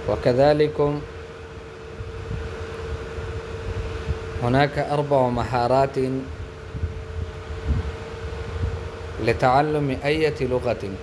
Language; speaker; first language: Arabic; non-native, fluent; Urdu